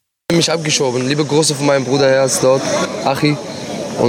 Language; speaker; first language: German; non-native, learner; Arabic